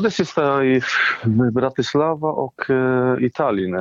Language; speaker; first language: Swedish; non-native, fluent; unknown